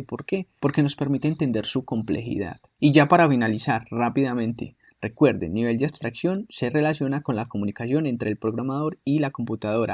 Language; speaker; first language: Spanish; native; Spanish